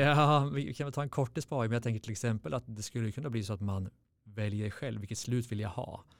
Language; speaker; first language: Swedish; native; Swedish